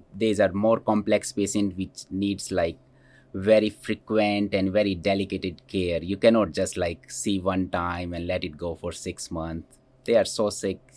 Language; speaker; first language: English; non-native, local second language; Hindi